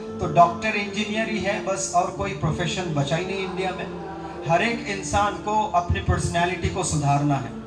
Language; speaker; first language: Hindi; native; Hindi